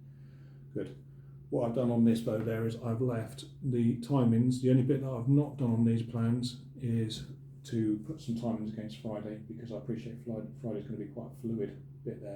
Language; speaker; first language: English; native; English